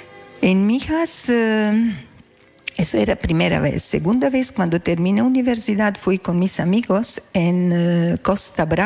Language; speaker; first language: Spanish; non-native, learner; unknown